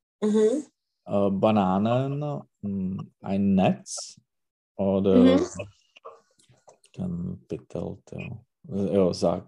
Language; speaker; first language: German; non-native, learner; Czech